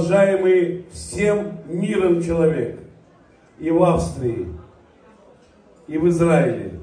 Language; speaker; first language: Russian; non-native, local second language; Tajik